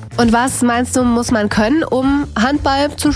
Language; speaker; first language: German; native; German